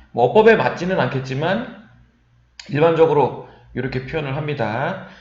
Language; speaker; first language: Korean; native; Korean